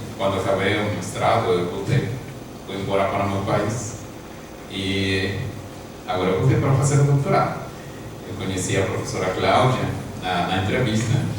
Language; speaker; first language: Portuguese; non-native, fluent; Spanish